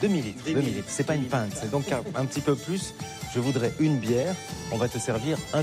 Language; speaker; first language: French; native; French